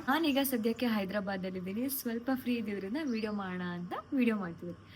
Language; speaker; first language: Kannada; non-native, local second language; Lambadi